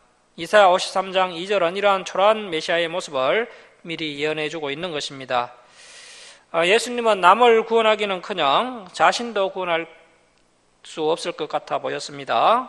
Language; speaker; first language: Korean; native; Korean